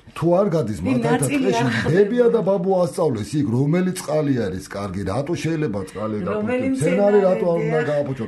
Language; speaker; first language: Georgian; native; Georgian